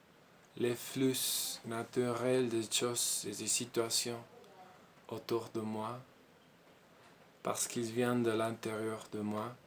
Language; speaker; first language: French; non-native, learner; Spanish